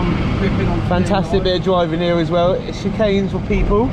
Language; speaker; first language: English; native; English